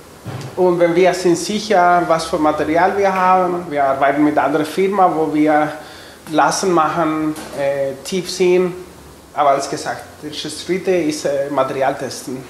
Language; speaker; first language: German; non-native, fluent; Spanish